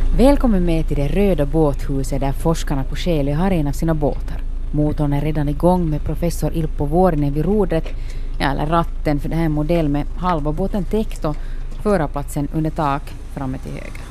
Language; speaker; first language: Swedish; native; Swedish